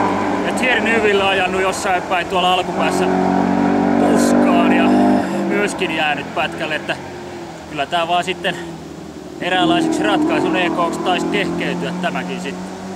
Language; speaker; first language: Finnish; native; Finnish